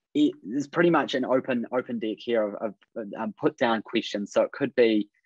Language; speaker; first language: English; native; English